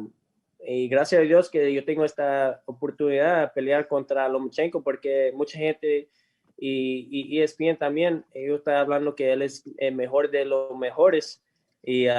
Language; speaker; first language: Spanish; early bilingual, heritage; English